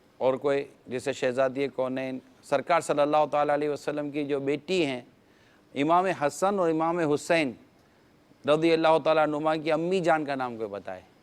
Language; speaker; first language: Urdu; native; Urdu